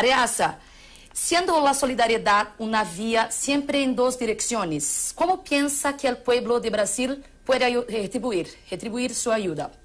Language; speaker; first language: Spanish; non-native, fluent; Portuguese